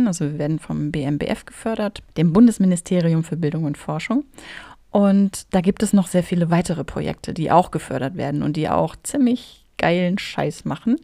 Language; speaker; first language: German; native; German